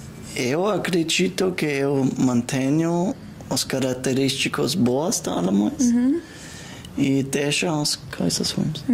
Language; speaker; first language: Portuguese; non-native, learner; German